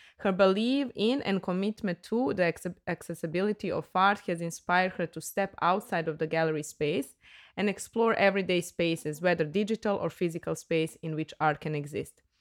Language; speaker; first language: English; non-native, fluent; Serbian